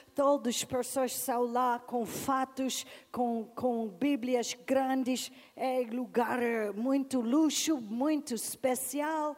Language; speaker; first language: Portuguese; non-native, learner; English